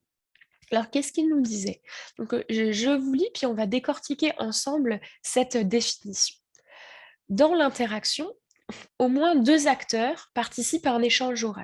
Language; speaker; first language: French; native; French